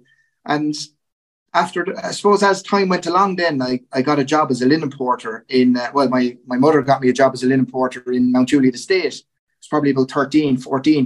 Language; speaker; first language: English; native; English